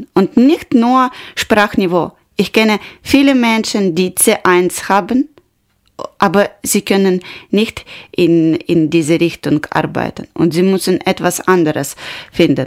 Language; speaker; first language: German; non-native, learner; Ukrainian